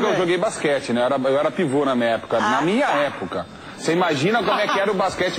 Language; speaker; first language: Portuguese; native; Portuguese